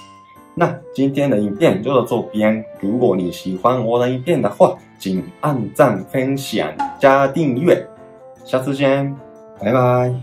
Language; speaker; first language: Chinese; non-native, fluent; Japanese